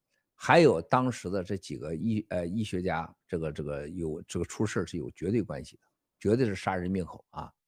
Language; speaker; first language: Chinese; native; Chinese